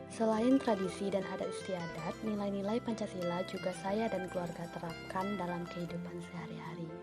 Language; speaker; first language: Indonesian; non-native, local second language; Minangkabau